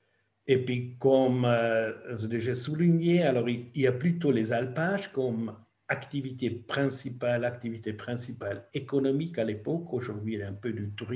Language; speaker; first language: French; non-native, fluent; German